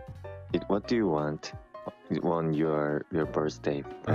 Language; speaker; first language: English; non-native, learner; Korean